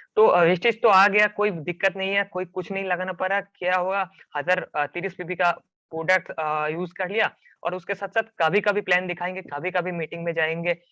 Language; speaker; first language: Hindi; non-native, local second language; Bangla